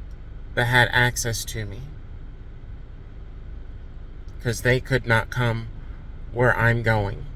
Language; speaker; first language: English; native; English